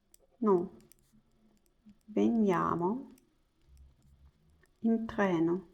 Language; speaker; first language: Italian; non-native, learner; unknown